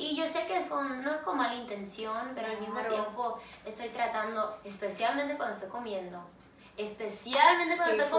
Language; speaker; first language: Spanish; early bilingual, heritage; English